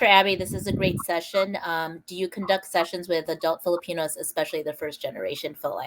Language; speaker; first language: English; native; English